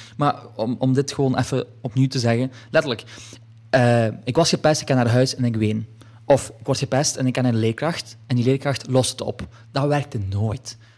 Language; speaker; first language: Dutch; early bilingual, other home language; Polish